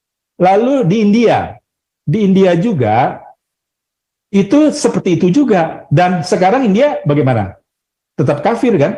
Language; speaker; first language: Indonesian; native; Indonesian